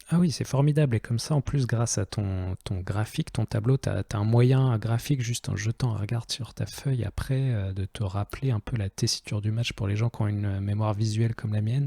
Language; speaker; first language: French; native; French